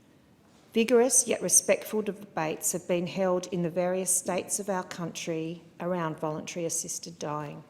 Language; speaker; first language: English; native; English